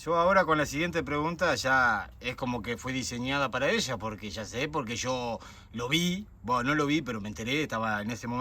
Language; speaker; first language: Spanish; native; Spanish